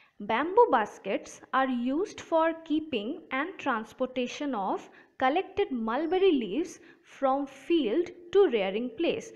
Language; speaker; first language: English; non-native, local second language; Bangla